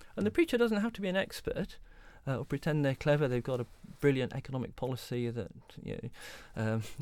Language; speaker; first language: English; native; English